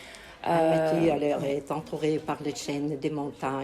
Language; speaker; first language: French; non-native, learner; Kazakh